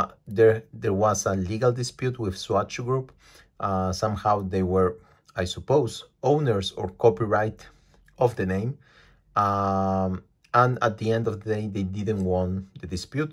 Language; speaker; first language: English; non-native, fluent; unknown